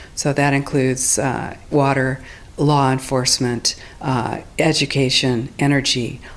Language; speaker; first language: English; native; English